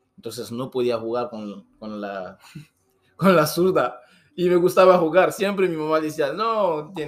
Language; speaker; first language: Spanish; non-native, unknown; Susu